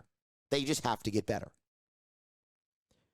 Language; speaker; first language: English; native; English